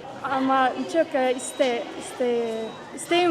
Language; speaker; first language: Turkish; non-native, learner; Uzbek